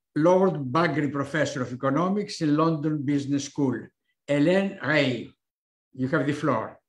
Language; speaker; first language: English; non-native, fluent; Greek